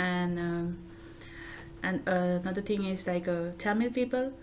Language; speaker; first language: English; non-native, learner; Sinhala